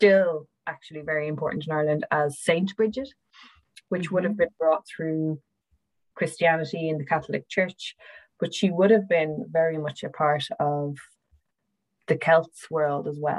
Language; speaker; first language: English; native; English